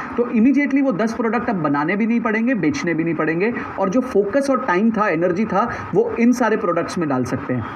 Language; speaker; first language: Hindi; native; Hindi